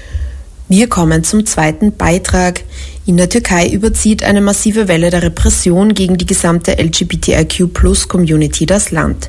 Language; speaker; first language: German; native; German